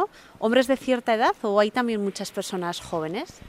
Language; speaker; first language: Spanish; native; Spanish